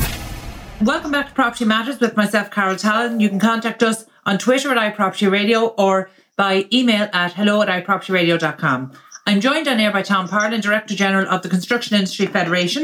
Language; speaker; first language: English; native; English